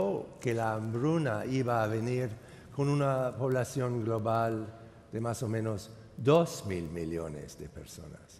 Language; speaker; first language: Spanish; non-native, fluent; English